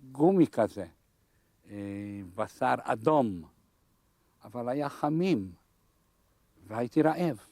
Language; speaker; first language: Hebrew; non-native, fluent; Hungarian